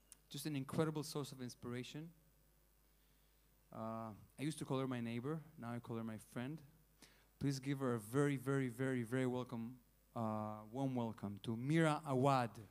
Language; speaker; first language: English; non-native, fluent; Hebrew